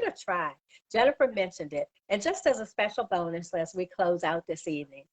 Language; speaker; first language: English; native; English